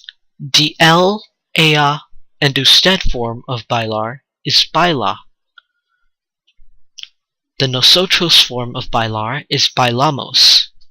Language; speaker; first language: Spanish; non-native, learner; English